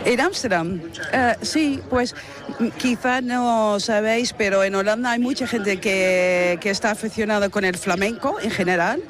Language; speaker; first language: Spanish; non-native, fluent; Dutch